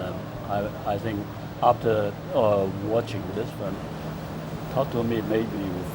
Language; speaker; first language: English; non-native, fluent; Cantonese